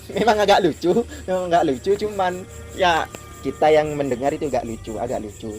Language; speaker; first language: Indonesian; non-native, local second language; Madurese